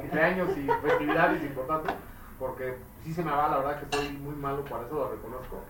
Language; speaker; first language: Spanish; native; Spanish